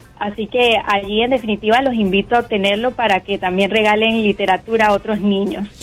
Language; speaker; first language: Spanish; native; Spanish